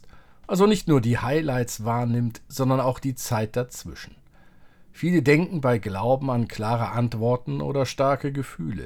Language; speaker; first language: German; native; German